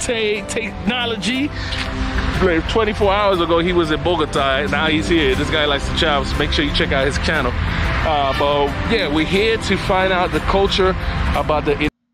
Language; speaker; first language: English; native; English